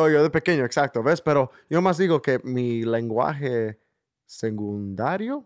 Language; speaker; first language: Spanish; early bilingual, heritage; Spanish